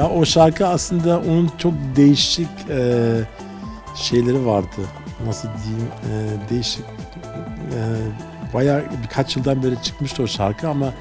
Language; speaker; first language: Turkish; early bilingual, heritage; Turkish